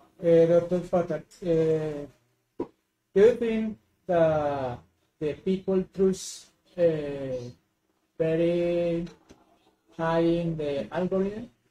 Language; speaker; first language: English; non-native, learner; Spanish